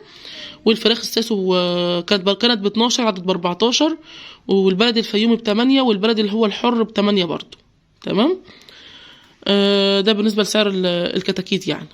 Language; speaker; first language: Arabic; native; Arabic